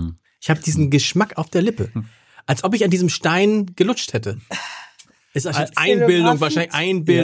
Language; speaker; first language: German; native; German